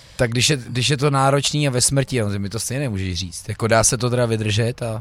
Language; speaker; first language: Czech; native; Czech